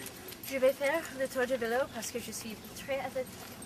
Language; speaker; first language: French; non-native, learner; English